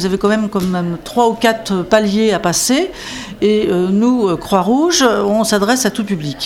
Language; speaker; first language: French; native; French